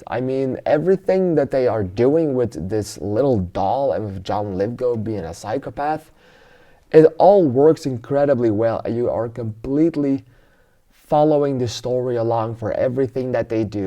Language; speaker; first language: English; non-native, fluent; Dutch